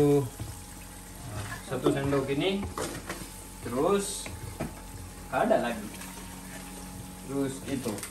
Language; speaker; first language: Indonesian; non-native, learner; Urdu